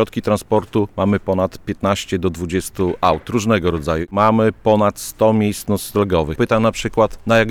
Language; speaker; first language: Polish; native; Polish